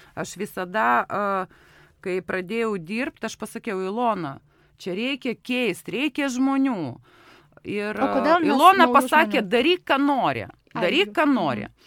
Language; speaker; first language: Lithuanian; non-native, local second language; Russian